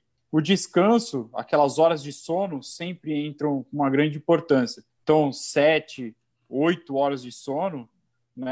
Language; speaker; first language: Portuguese; native; Portuguese